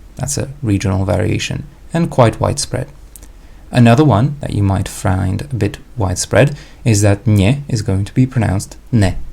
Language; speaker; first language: English; non-native, fluent; Slovak